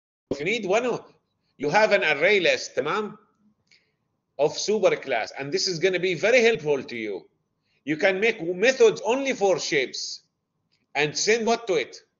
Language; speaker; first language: English; non-native, fluent; Arabic